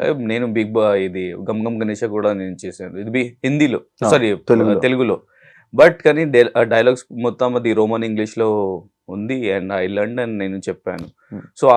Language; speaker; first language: Telugu; non-native, learner; Hindi